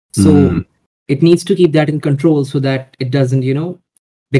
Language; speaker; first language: English; non-native, local second language; Hindi